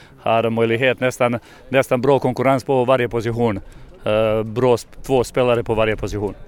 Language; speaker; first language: Swedish; non-native, fluent; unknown